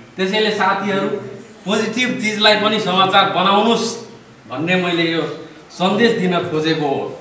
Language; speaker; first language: Nepali; non-native, local second language; Rana Tharu